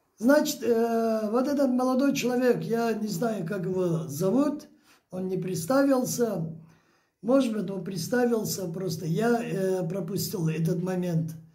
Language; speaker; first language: Russian; non-native, local second language; Azerbaijani